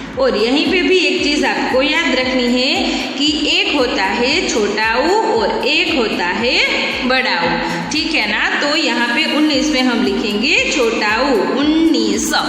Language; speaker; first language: Hindi; non-native, local second language; Gujarati